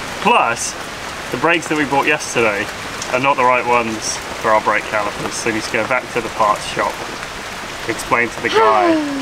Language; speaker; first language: English; native; English